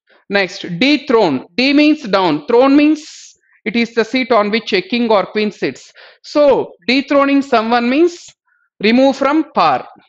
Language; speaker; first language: English; non-native, local second language; Telugu